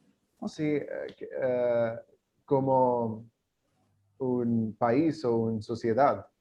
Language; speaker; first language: Spanish; non-native, learner; English